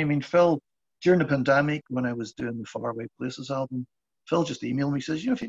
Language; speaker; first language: English; native; English